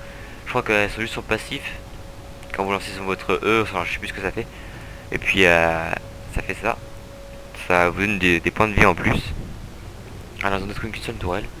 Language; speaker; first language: French; native; French